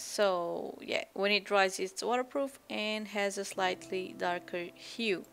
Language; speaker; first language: English; non-native, fluent; Portuguese